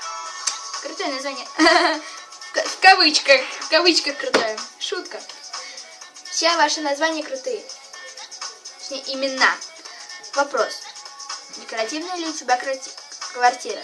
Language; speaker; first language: Russian; native; Russian